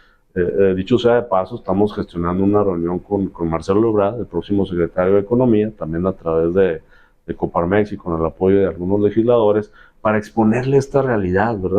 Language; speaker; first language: Spanish; native; Spanish